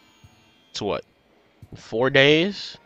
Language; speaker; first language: English; native; English